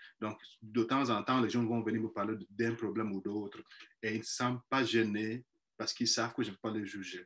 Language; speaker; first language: French; non-native, fluent; Igbo